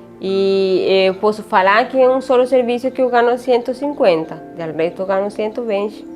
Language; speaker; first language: Portuguese; non-native, learner; Spanish